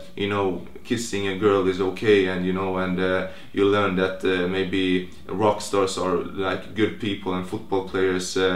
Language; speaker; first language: English; non-native, fluent; Croatian